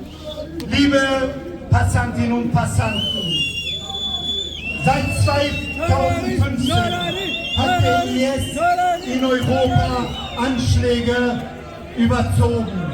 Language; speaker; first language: German; non-native, fluent; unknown